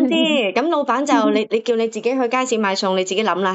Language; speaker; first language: Cantonese; native; Cantonese